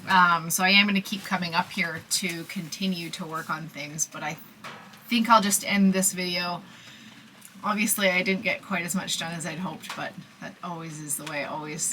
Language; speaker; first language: English; native; English